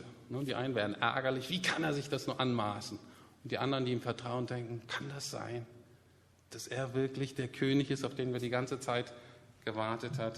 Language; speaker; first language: German; native; German